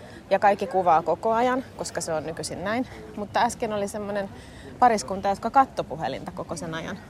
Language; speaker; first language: Finnish; native; Finnish